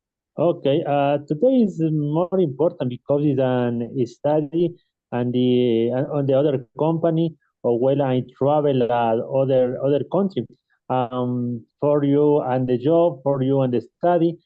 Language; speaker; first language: English; non-native, learner; Spanish